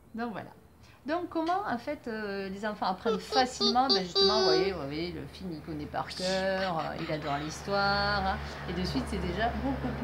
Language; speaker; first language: French; native; French